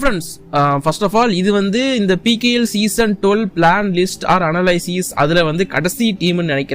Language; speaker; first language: Tamil; native; Tamil